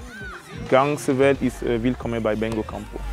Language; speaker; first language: German; non-native, fluent; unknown